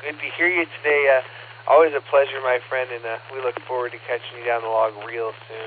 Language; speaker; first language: English; native; English